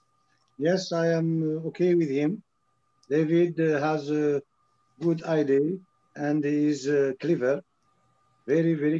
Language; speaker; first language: English; non-native, learner; French